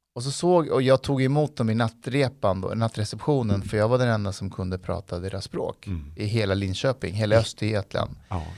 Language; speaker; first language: Swedish; early bilingual, other home language; Persian